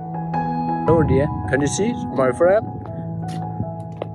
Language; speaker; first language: English; non-native, learner; Khmer